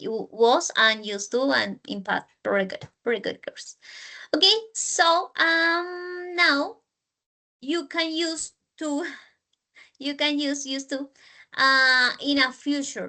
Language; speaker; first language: English; non-native, learner; Spanish